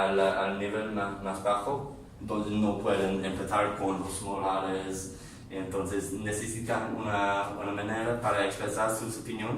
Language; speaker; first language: Spanish; non-native, learner; English